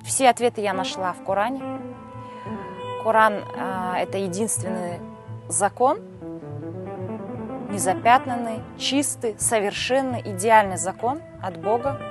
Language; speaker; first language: Russian; native; Russian